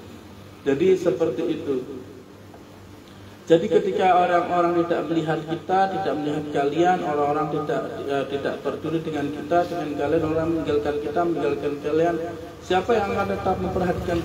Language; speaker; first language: Indonesian; native; Indonesian